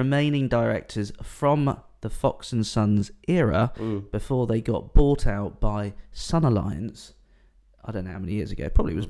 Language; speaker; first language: English; native; English